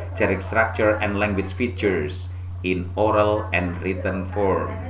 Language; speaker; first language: English; non-native, fluent; Indonesian